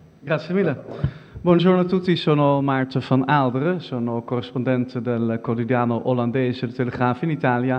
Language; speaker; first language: Italian; non-native, fluent; Dutch